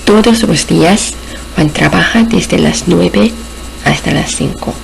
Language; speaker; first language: Spanish; non-native, fluent; Korean